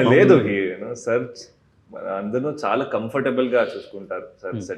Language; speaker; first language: Telugu; non-native, fluent; Kannada